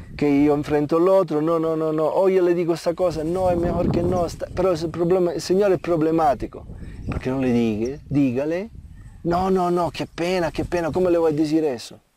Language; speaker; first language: Spanish; non-native, fluent; Italian